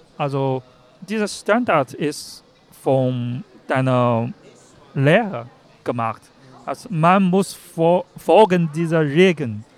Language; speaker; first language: German; non-native, learner; Chinese